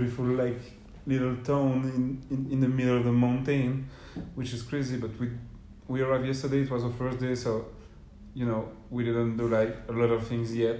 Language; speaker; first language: English; non-native, fluent; French